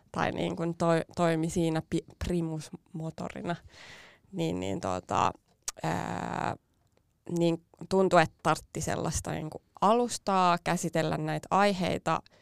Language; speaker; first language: Finnish; native; Finnish